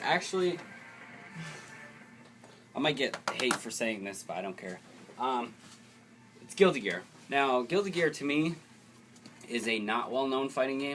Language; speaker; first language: English; native; English